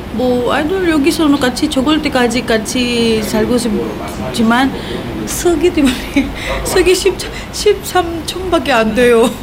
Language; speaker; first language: Korean; non-native, learner; Filipino